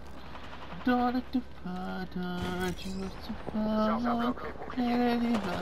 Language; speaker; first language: French; non-native, learner; Japanese